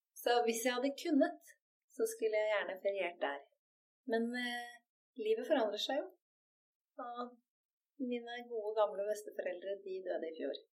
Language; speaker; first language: Norwegian; native; Norwegian